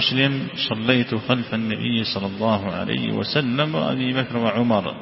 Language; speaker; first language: Arabic; native; Arabic